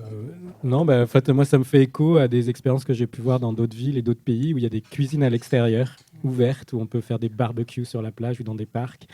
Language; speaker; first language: French; native; French